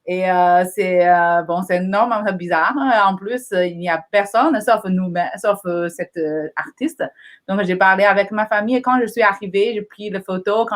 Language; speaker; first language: French; non-native, fluent; Chinese